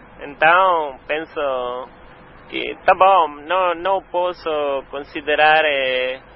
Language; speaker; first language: Portuguese; non-native, learner; Spanish